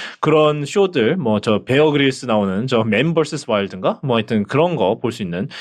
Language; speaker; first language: Korean; native; Korean